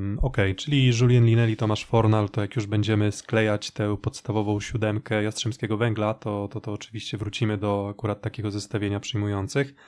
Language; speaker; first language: Polish; native; Polish